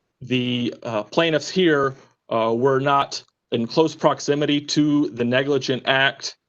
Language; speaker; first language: English; native; English